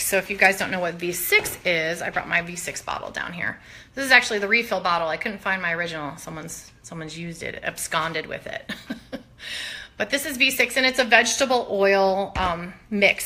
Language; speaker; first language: English; native; English